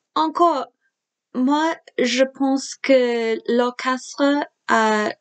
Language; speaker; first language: French; non-native, fluent; English